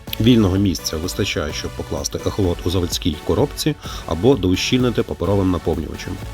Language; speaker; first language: Ukrainian; native; Ukrainian